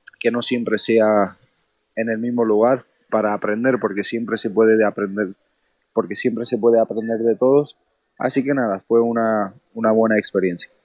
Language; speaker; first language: Spanish; non-native, fluent; Georgian